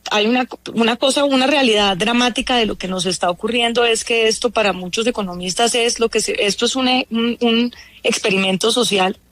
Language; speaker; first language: Spanish; native; Spanish